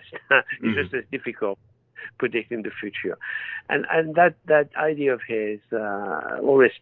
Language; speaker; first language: English; non-native, fluent; French